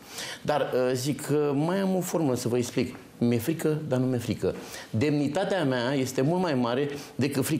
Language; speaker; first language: Romanian; native; Romanian